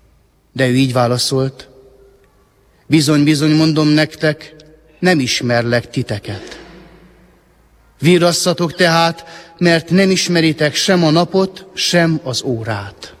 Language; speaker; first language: Hungarian; native; Hungarian